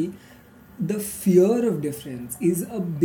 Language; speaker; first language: English; non-native, local second language; Marathi